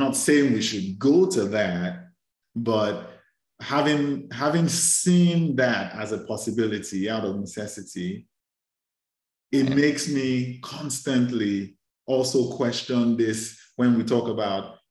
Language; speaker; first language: English; non-native, local second language; Yoruba